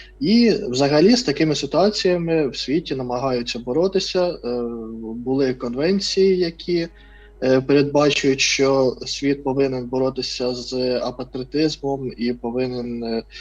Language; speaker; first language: Ukrainian; non-native, fluent; Russian